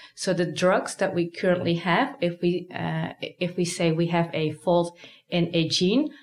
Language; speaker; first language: English; non-native, fluent; Dutch